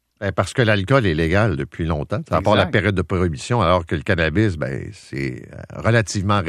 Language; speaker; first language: French; native; French